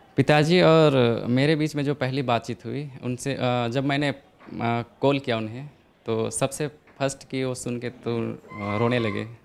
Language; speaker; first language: Hindi; native; Hindi